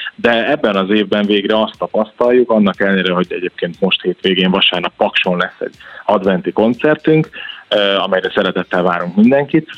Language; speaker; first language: Hungarian; native; Hungarian